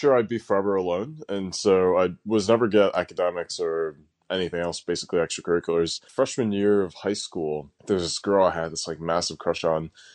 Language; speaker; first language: English; native; English